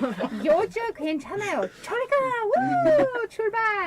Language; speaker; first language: Korean; non-native, learner; English